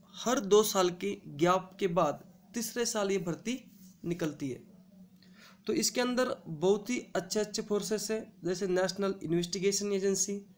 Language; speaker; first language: Hindi; non-native, local second language; Marathi